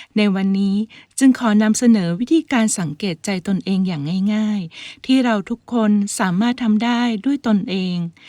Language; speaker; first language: Thai; native; Thai